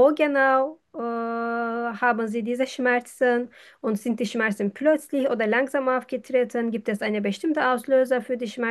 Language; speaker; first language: German; non-native, fluent; Turkish